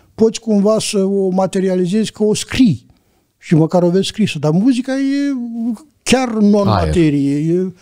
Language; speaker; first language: Romanian; native; Romanian